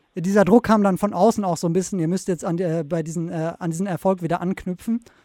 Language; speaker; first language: German; native; German